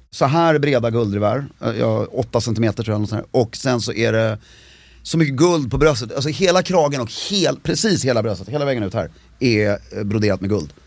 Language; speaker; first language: Swedish; native; Swedish